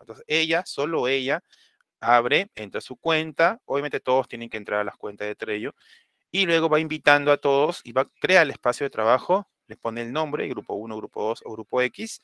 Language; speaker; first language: Spanish; native; Spanish